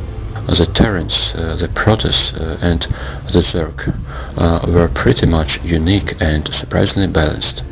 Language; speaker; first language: English; non-native, fluent; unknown